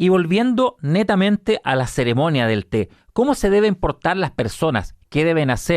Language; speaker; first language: Spanish; native; Spanish